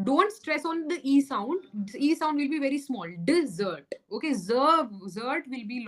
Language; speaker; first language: English; non-native, local second language; Hindi